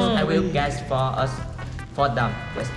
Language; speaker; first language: English; non-native, learner; Vietnamese